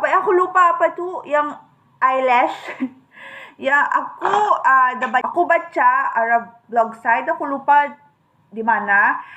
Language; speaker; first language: Malay; non-native, learner; Filipino